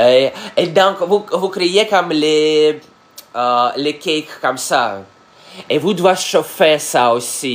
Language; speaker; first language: French; non-native, learner; Russian